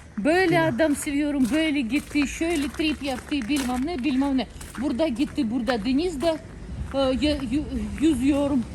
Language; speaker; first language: Turkish; non-native, learner; Russian